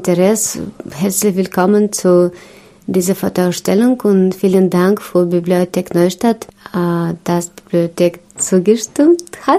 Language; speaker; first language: German; non-native, learner; Russian